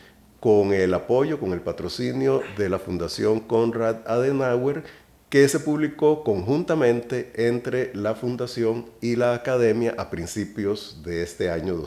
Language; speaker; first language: Spanish; native; Spanish